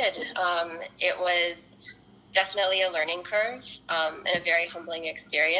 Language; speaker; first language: English; native; English